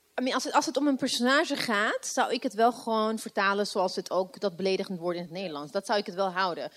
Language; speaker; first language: Dutch; non-native, fluent; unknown